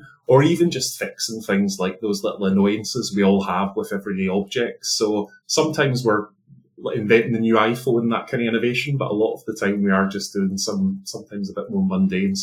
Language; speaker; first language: English; native; English